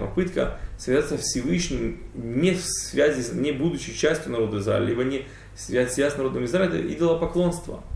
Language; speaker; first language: Russian; early bilingual, heritage; Russian